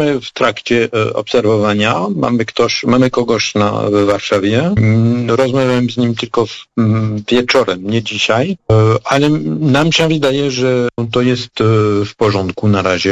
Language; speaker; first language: Polish; non-native, fluent; French